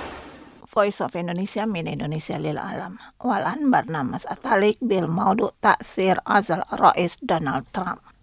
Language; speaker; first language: Arabic; non-native, fluent; Indonesian